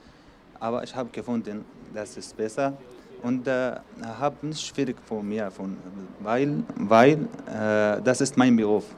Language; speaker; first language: German; non-native, learner; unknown